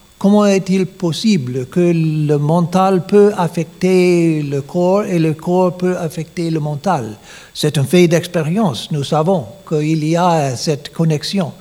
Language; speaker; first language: French; non-native, learner; English